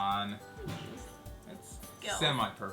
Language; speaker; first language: English; native; English